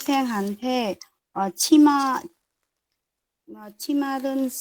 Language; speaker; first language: Korean; non-native, learner; Vietnamese